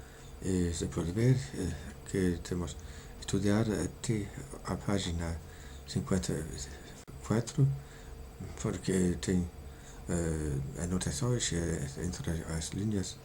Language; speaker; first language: Portuguese; non-native, learner; Danish